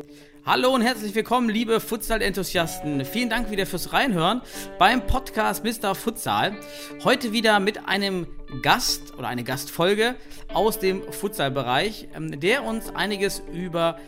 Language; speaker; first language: German; native; German